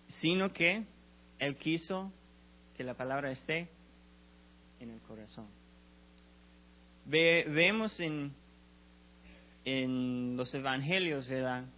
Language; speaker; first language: Spanish; non-native, learner; English